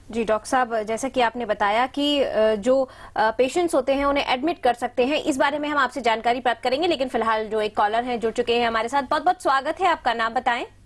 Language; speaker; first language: Hindi; native; Hindi